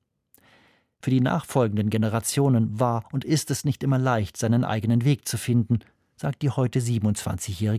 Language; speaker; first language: German; native; German